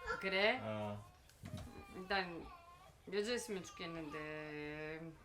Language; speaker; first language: Korean; non-native, learner; Greek